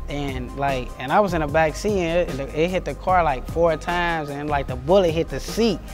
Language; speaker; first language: English; native; English